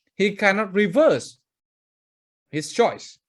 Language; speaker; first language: English; non-native, fluent; Vietnamese